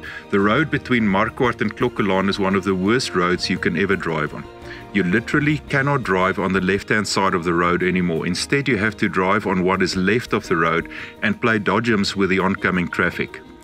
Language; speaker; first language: English; non-native, local second language; Afrikaans